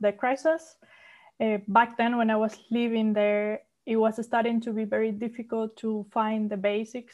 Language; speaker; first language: English; non-native, fluent; Spanish